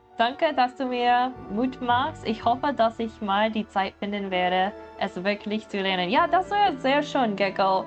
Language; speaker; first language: German; non-native, learner; English